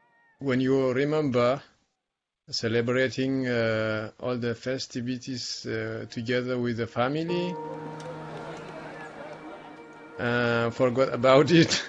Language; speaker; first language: English; non-native, learner; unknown